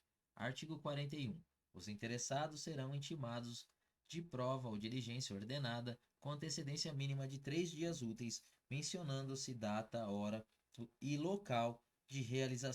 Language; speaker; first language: Portuguese; native; Portuguese